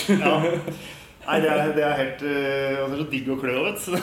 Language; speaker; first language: Norwegian; native; Norwegian